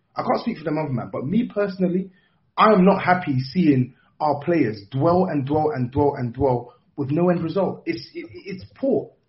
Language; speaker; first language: English; native; English